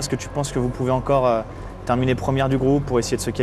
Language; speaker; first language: French; native; French